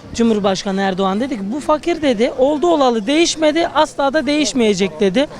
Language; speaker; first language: Turkish; native; Turkish